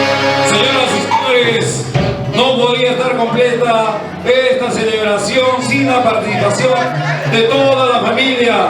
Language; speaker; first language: Spanish; native; Spanish